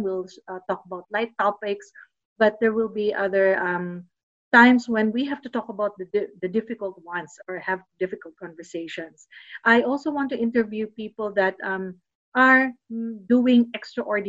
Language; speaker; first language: English; non-native, local second language; Filipino